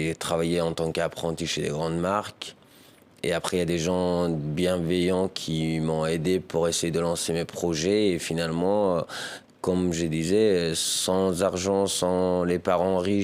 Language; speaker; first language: French; early bilingual, other home language; Persian